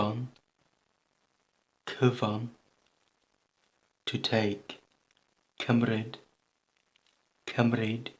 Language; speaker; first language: Welsh; non-native, learner; English